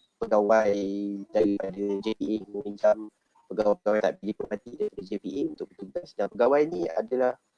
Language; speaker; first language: Malay; native; Malay